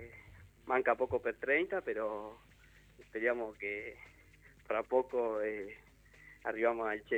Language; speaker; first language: Italian; non-native, learner; Spanish